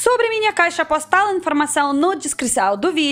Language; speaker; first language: Portuguese; non-native, learner; Russian